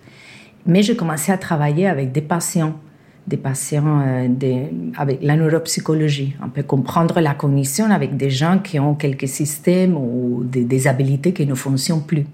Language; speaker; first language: French; non-native, fluent; Spanish